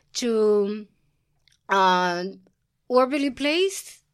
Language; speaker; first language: English; early bilingual, other home language; Spanish